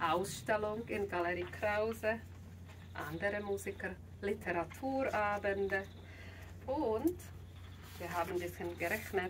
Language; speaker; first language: German; non-native, fluent; Czech